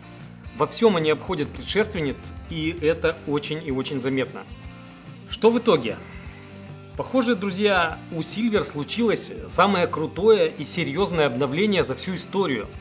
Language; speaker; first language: Russian; native; Russian